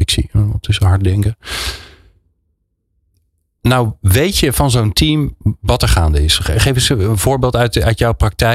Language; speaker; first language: Dutch; native; Dutch